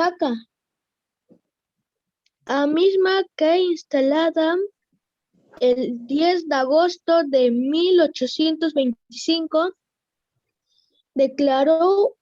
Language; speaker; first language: Spanish; native; Spanish